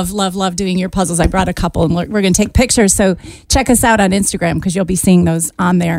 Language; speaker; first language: English; native; English